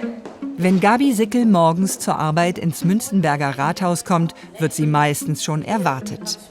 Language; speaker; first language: German; native; German